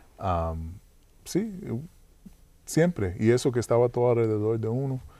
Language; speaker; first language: Spanish; early bilingual, heritage; Spanish